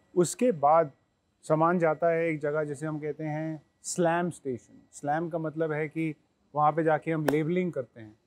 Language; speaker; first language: Hindi; native; Hindi